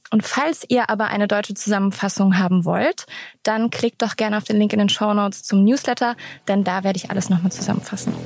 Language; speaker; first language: German; native; German